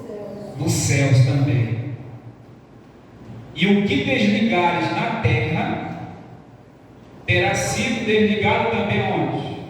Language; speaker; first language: Portuguese; native; Portuguese